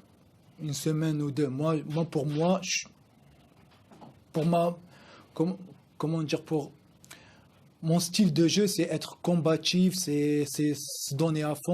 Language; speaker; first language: French; non-native, local second language; Arabic